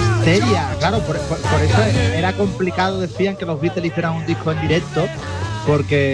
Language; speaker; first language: Spanish; native; Spanish